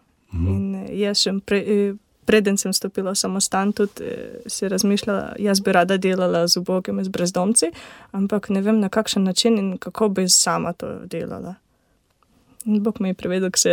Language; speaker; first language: Slovenian; non-native, learner; Ukrainian